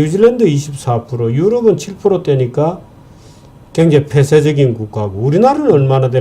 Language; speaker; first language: Korean; native; Korean